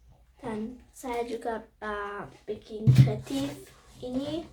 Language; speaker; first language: Indonesian; early bilingual, heritage; Indonesian